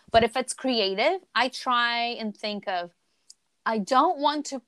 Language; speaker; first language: English; non-native, fluent; Portuguese